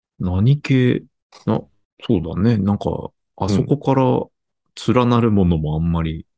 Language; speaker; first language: Japanese; native; Japanese